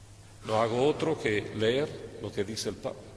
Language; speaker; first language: Spanish; non-native, fluent; Italian